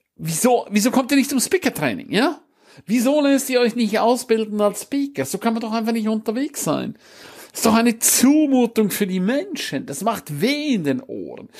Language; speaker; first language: German; native; German